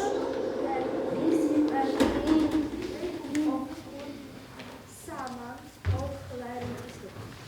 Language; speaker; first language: Icelandic; non-native, learner; Ukrainian